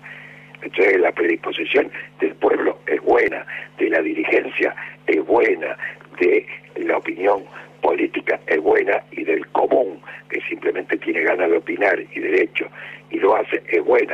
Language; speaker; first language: Spanish; native; Spanish